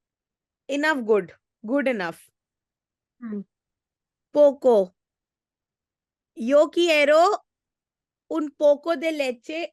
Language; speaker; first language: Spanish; non-native, fluent; Hindi